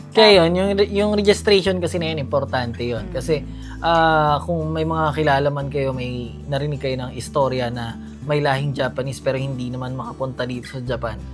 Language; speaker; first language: Filipino; native; Filipino